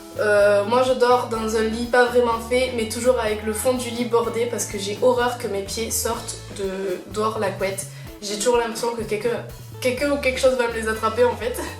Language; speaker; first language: French; native; French